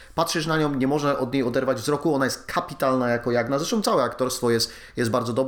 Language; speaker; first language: Polish; native; Polish